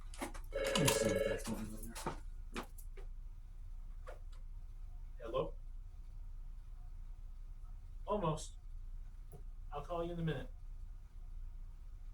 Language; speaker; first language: English; native; English